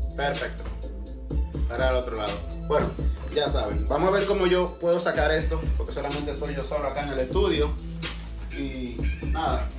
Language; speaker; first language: Spanish; early bilingual, heritage; Spanish